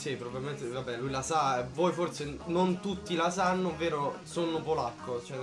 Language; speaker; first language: Italian; early bilingual, other home language; Polish